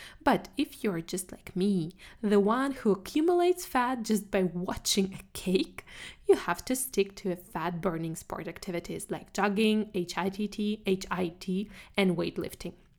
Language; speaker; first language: English; non-native, fluent; Russian